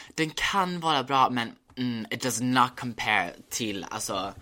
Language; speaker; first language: Swedish; native; Swedish